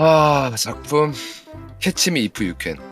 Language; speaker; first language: Korean; native; Korean